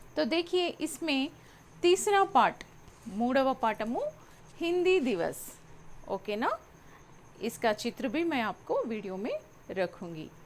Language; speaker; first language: Hindi; non-native, local second language; Telugu